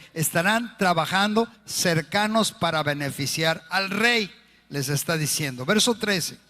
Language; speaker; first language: Spanish; native; Spanish